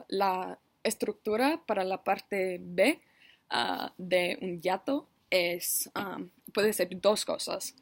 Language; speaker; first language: Spanish; non-native, learner; English